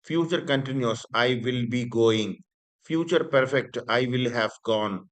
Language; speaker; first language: English; non-native, local second language; Telugu